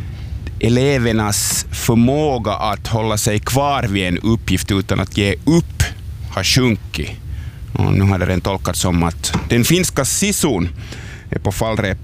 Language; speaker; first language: Swedish; native; Swedish